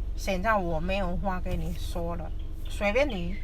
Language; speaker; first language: Chinese; non-native, fluent; Indonesian